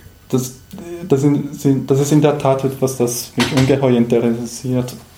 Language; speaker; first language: German; non-native, fluent; Spanish